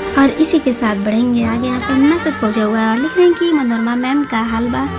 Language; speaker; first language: Hindi; native; Hindi